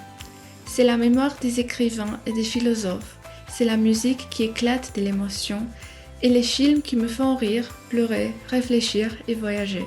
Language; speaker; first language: French; non-native, fluent; Romanian